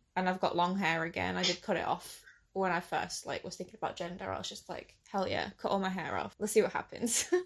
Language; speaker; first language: English; native; English